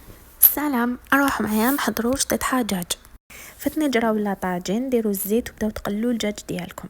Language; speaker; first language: Arabic; native; Arabic